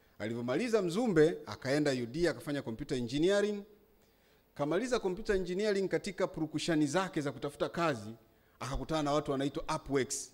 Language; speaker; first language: Swahili; native; Swahili